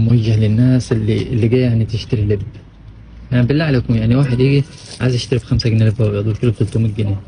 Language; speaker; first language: Arabic; native; Arabic